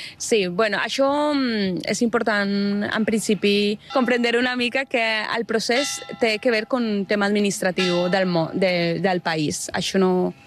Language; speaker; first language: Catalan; non-native, fluent; Spanish